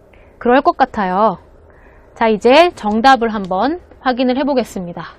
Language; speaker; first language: Korean; native; Korean